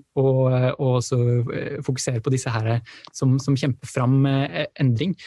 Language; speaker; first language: Norwegian; native; Norwegian